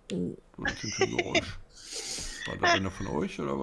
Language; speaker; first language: German; native; German